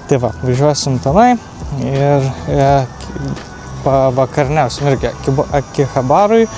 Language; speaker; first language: Lithuanian; native; Lithuanian